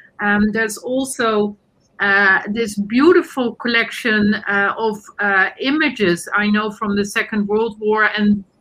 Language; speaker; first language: English; non-native, fluent; Dutch